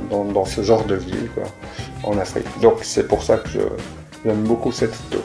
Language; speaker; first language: French; native; French